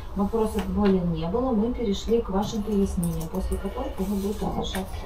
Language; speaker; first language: Russian; native; Russian